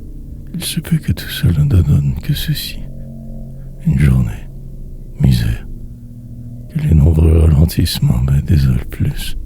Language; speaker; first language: French; native; French